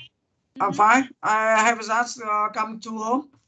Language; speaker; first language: English; non-native, learner; Vietnamese